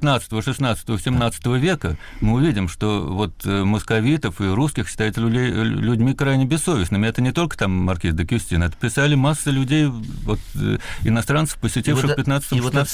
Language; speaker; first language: Russian; native; Russian